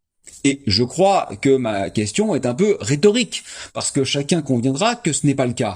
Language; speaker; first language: French; native; French